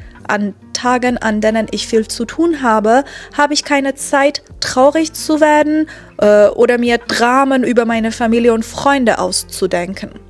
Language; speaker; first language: German; non-native, fluent; Persian